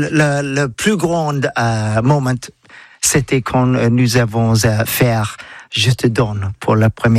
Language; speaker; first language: French; non-native, learner; English